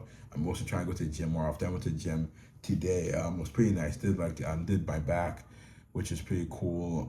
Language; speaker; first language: English; native; English